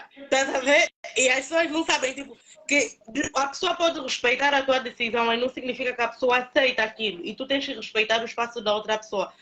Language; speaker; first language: Portuguese; native; Portuguese